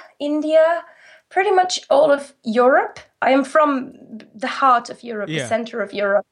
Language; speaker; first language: English; non-native, fluent; German